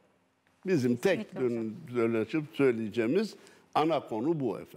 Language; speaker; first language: Turkish; native; Turkish